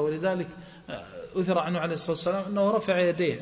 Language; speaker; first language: Arabic; native; Arabic